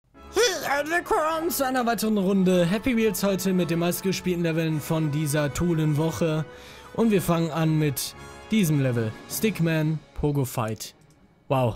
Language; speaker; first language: German; native; German